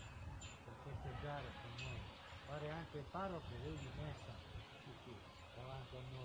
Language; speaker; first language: Italian; non-native, learner; Slovenian